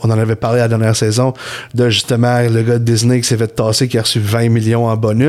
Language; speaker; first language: French; native; French